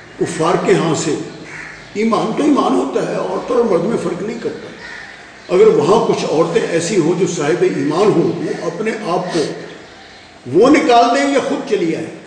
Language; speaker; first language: Urdu; non-native, local second language; Punjabi